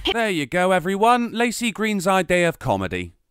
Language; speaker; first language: English; native; English